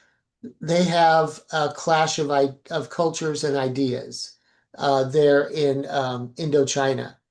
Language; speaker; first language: English; native; English